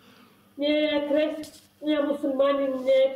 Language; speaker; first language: Russian; non-native, fluent; Lezghian